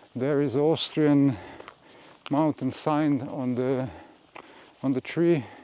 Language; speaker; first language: English; non-native, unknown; Slovenian